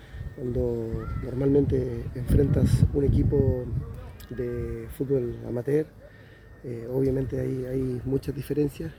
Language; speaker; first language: Spanish; native; Spanish